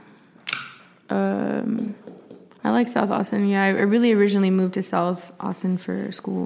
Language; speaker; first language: English; native; English